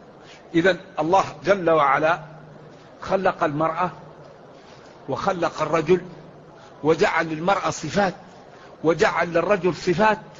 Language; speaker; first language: Arabic; native; Arabic